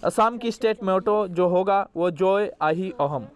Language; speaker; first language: Hindi; non-native, local second language; Assamese